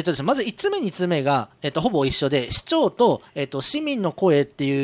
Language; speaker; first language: Japanese; native; Japanese